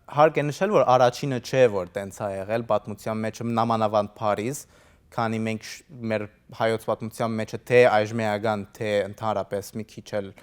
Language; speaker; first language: Armenian; early bilingual, heritage; Armenian